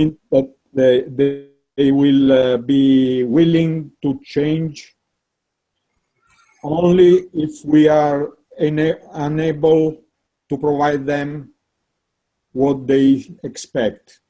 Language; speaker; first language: English; non-native, learner; Italian